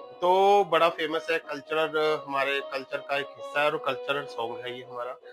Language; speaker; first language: Hindi; non-native, local second language; Punjabi